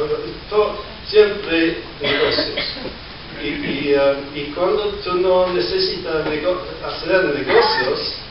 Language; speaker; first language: Spanish; non-native, learner; English